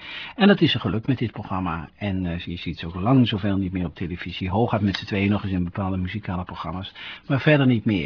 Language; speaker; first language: Dutch; native; Dutch